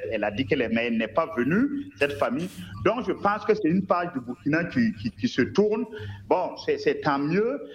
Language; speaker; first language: French; non-native, local second language; Mossi